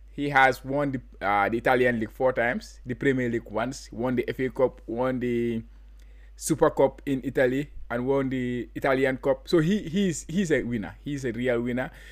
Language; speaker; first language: English; non-native, local second language; Wolof